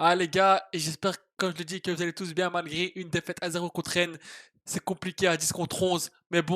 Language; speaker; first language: French; native; French